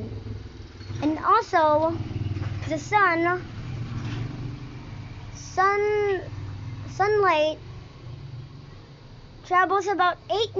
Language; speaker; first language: English; non-native, local second language; Filipino